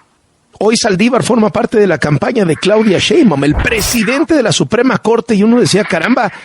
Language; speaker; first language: Spanish; native; Spanish